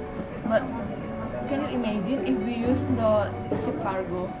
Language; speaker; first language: English; non-native, learner; Indonesian